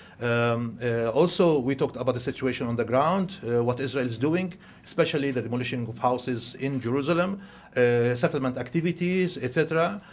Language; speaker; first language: English; non-native, fluent; Arabic